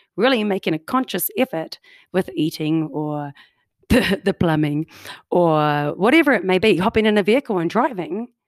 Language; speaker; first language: English; native; English